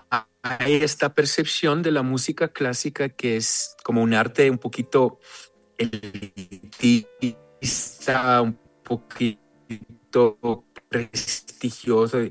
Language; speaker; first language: Spanish; non-native, fluent; Hebrew